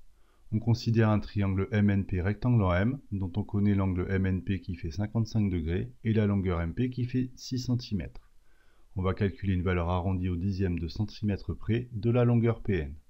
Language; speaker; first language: French; native; French